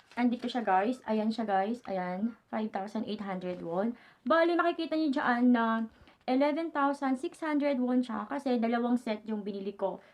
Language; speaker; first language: Filipino; native; Filipino